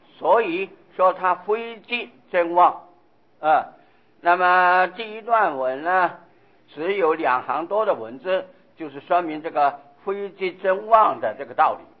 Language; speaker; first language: Chinese; non-native, local second language; Hakka Chinese